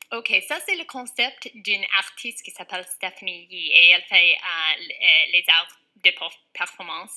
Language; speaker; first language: French; non-native, fluent; English